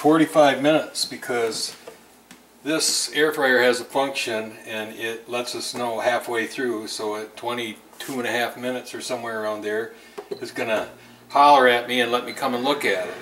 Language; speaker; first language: English; native; English